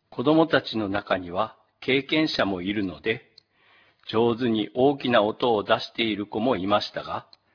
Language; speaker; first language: Japanese; native; Japanese